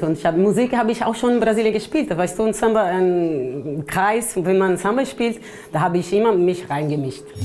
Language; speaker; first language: German; non-native, fluent; Portuguese